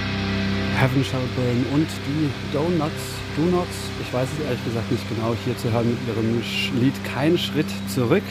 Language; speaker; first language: German; native; German